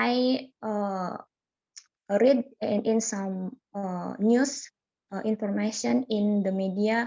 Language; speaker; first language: English; non-native, learner; Indonesian